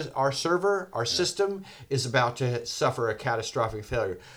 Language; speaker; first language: English; native; English